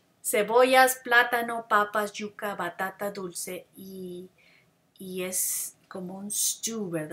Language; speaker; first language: Spanish; non-native, fluent; English